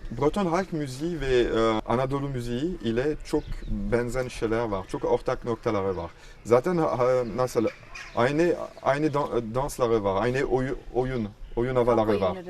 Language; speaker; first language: Turkish; non-native, fluent; French